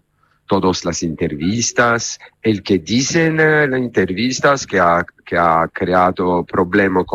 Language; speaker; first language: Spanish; non-native, learner; Italian